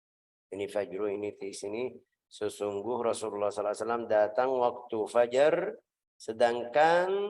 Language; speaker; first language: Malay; non-native, fluent; Arabic